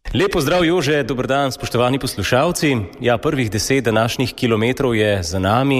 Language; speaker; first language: Slovenian; native; Slovenian